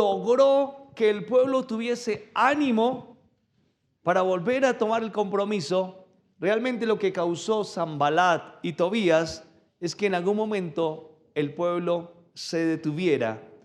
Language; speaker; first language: Spanish; native; Spanish